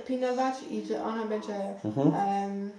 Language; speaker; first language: Polish; non-native, learner; Xhosa